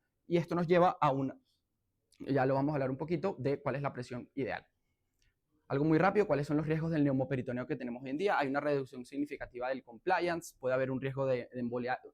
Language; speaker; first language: Spanish; native; Spanish